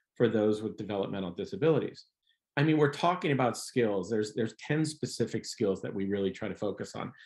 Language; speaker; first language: English; native; English